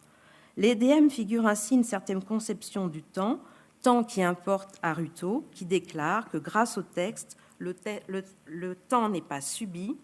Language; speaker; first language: French; native; French